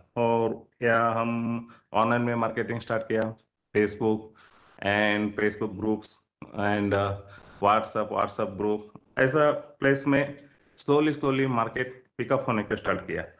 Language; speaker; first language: Hindi; non-native, local second language; Kannada